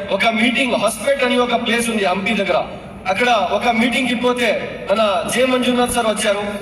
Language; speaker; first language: Telugu; non-native, local second language; Urdu